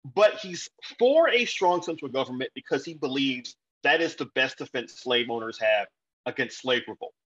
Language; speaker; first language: English; native; English